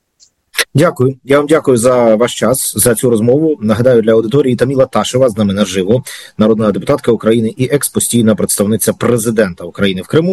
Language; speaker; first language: Ukrainian; native; Ukrainian